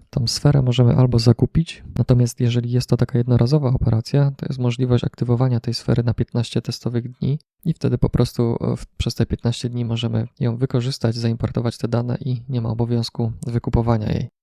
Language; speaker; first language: Polish; native; Polish